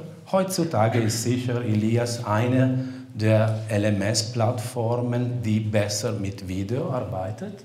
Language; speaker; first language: German; non-native, fluent; Italian